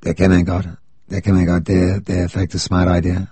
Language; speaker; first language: Danish; non-native, fluent; English